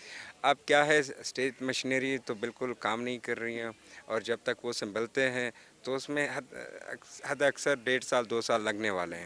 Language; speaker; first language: Hindi; non-native, fluent; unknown